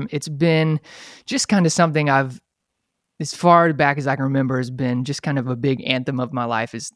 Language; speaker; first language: English; native; English